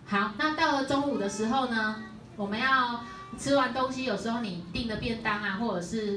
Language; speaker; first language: Chinese; native; Chinese